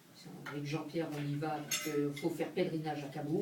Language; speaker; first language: French; native; French